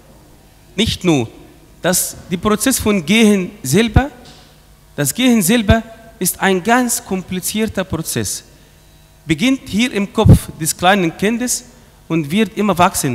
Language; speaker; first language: German; non-native, fluent; Arabic